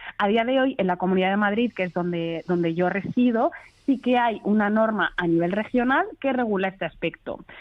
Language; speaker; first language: Spanish; early bilingual, other home language; Arabic